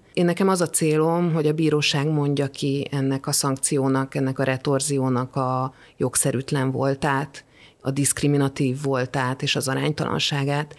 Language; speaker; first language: Hungarian; native; Hungarian